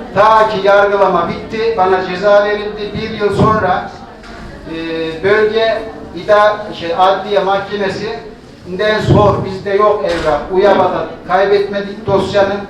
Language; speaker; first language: Turkish; native; Turkish